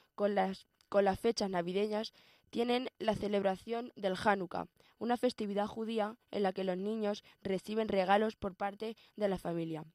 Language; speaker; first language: Spanish; native; Spanish